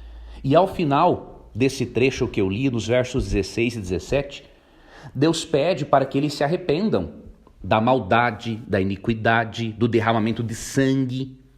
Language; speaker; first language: Portuguese; native; Portuguese